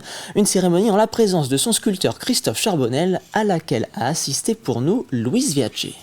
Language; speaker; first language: French; native; French